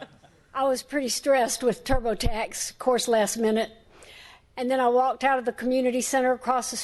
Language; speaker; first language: English; native; English